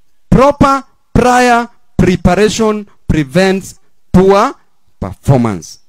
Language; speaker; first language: English; non-native, local second language; Luo (Kenya and Tanzania)